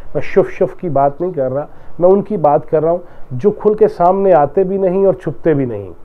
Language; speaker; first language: Urdu; non-native, local second language; Punjabi